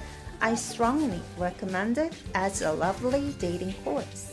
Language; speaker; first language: English; non-native, fluent; Korean